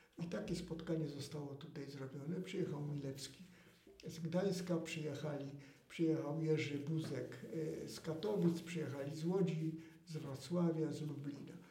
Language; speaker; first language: Polish; native; Polish